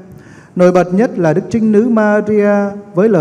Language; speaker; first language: Vietnamese; native; Vietnamese